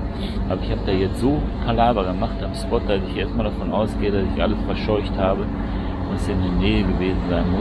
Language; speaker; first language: German; native; German